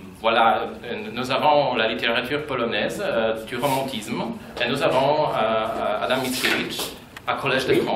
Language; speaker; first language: French; non-native, fluent; Polish